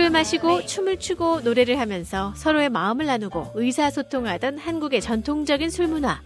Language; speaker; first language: Korean; native; Korean